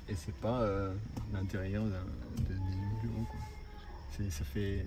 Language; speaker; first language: French; non-native, fluent; Japanese